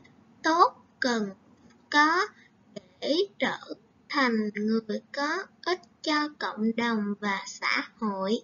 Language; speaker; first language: Vietnamese; native; Vietnamese